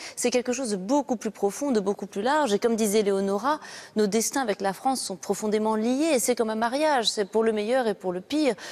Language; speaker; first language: French; native; French